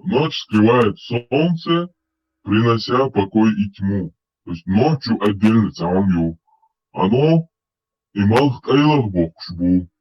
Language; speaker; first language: Russian; non-native, local second language; Chechen